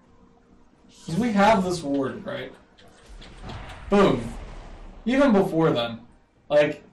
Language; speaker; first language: English; native; English